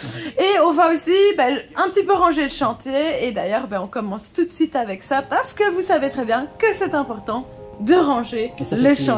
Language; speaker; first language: French; native; French